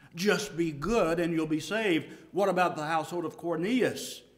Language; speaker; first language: English; native; English